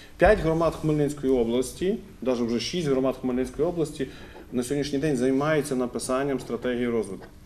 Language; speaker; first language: Ukrainian; native; Ukrainian